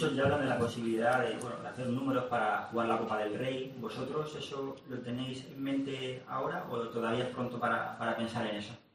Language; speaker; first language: Spanish; native; Spanish